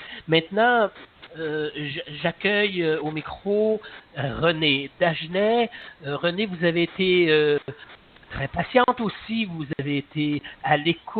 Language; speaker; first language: French; native; French